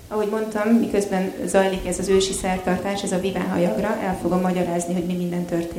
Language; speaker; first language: Hungarian; native; Hungarian